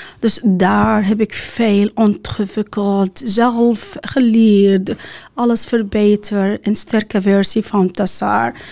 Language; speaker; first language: Dutch; non-native, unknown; Arabic